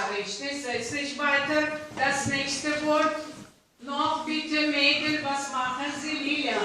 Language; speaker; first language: German; non-native, fluent; Russian